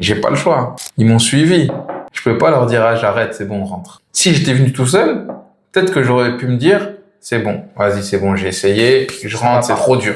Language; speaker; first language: French; native; French